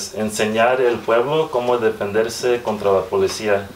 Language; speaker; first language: Spanish; early bilingual, other home language; English